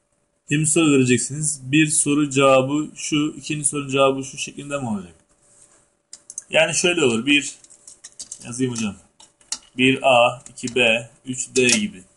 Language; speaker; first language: Turkish; native; Turkish